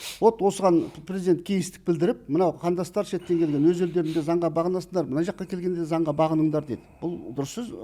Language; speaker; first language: Kazakh; native; Kazakh